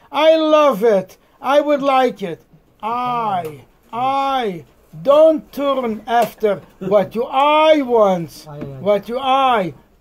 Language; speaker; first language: English; non-native, fluent; Hebrew